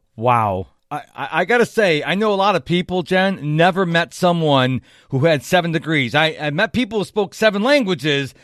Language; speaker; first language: English; native; English